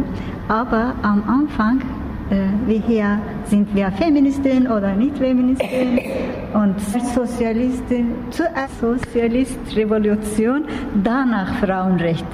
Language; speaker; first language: German; non-native, learner; Turkish